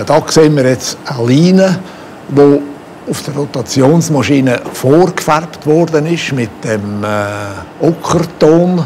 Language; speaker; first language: German; native; German